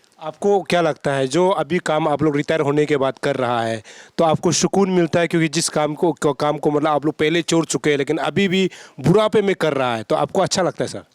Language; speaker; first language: Hindi; non-native, local second language; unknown